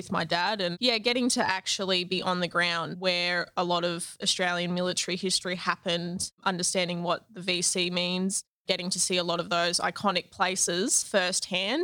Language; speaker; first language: English; native; English